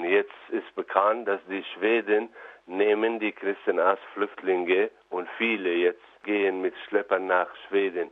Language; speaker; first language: German; non-native, fluent; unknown